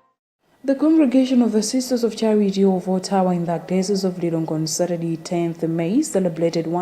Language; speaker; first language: English; non-native, local second language; Nyanja